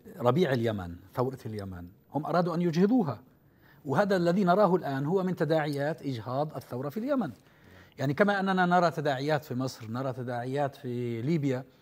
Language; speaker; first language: Arabic; native; Arabic